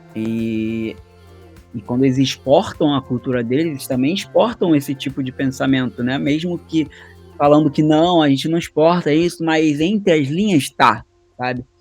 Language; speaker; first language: Portuguese; native; Portuguese